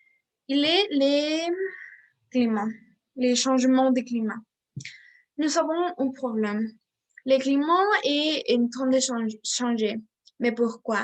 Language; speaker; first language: French; non-native, learner; Spanish